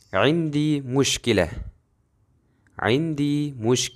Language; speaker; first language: Arabic; non-native, fluent; Kazakh